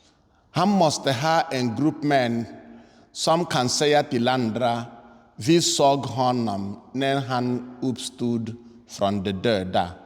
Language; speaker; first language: Swedish; non-native, fluent; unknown